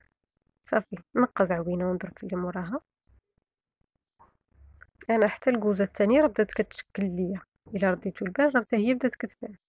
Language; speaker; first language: Arabic; native; Arabic